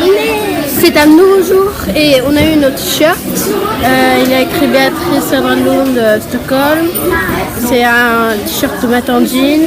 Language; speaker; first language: French; non-native, learner; Swedish